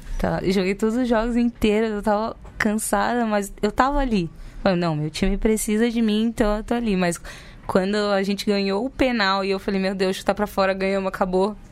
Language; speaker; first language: Portuguese; native; Portuguese